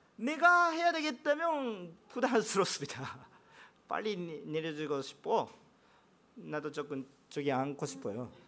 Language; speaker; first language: Korean; non-native, fluent; Japanese